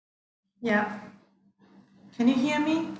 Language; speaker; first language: English; non-native, fluent; Burmese